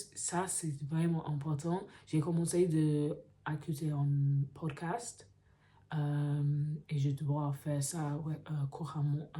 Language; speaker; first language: French; non-native, learner; English